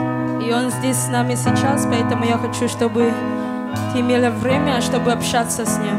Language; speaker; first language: Russian; non-native, fluent; English